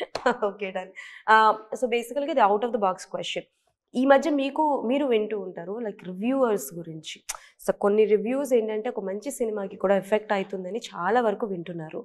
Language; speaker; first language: Telugu; native; Telugu